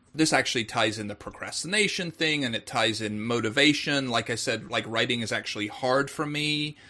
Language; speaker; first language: English; native; English